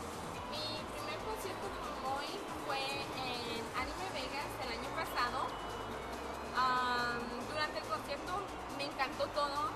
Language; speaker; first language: Spanish; early bilingual, heritage; Spanish